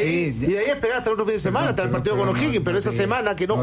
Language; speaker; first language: Spanish; native; Spanish